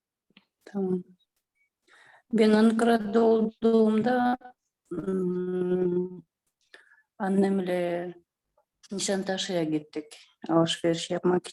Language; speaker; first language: Turkish; non-native, learner; Kyrgyz